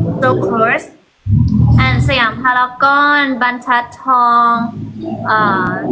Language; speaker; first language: English; non-native, learner; Thai